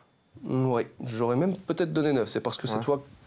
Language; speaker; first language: French; native; French